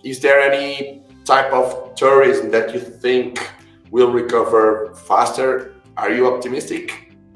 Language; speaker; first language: English; non-native, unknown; Portuguese